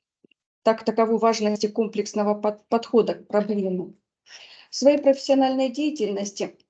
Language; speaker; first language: Russian; native; Russian